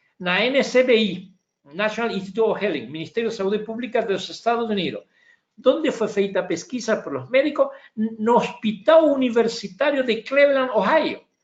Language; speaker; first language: Portuguese; non-native, fluent; Spanish